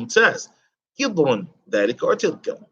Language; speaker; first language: Arabic; non-native, fluent; English